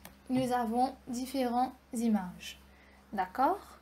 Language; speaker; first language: French; non-native, local second language; Morisyen